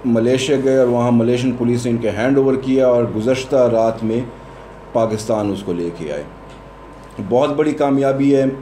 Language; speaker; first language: Urdu; non-native, local second language; Pashto